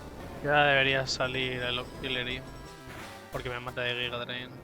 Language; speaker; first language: Spanish; native; Spanish